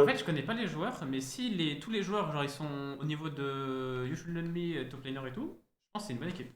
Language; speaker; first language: French; native; French